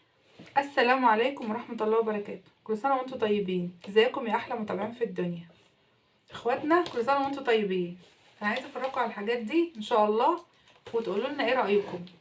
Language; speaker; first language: Arabic; native; Arabic